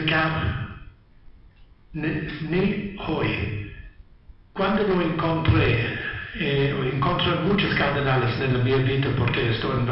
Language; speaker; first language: Spanish; non-native, learner; Italian